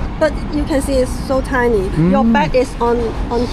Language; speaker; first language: English; non-native, local second language; Cantonese